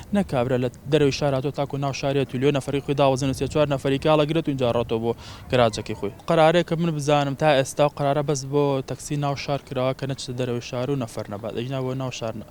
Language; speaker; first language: Central Kurdish; native; Central Kurdish